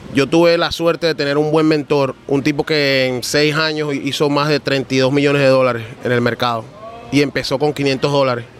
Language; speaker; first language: Spanish; early bilingual, heritage; Spanish